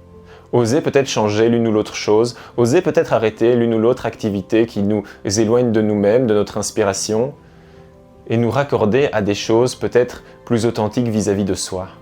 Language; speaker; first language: French; native; French